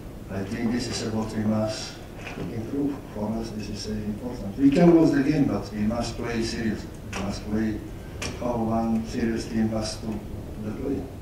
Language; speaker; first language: English; non-native, learner; Serbian